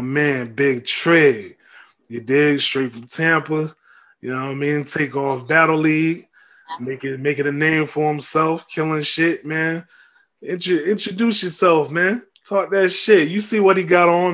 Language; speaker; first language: English; native; English